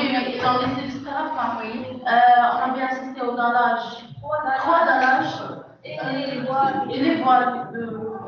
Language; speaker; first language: French; non-native, local second language; Arabic